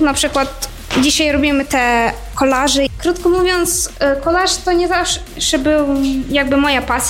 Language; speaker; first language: Polish; non-native, fluent; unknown